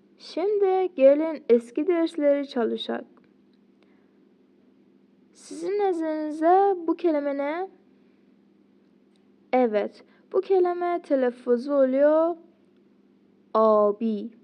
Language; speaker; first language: Turkish; non-native, fluent; Persian